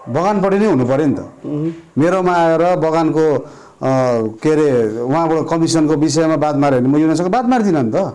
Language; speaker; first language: Nepali; native; Nepali